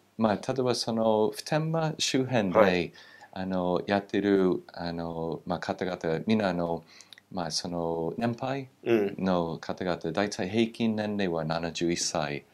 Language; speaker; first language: Japanese; non-native, fluent; English